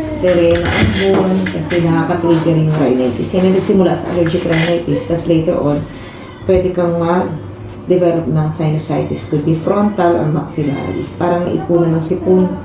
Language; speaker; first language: Filipino; native; Filipino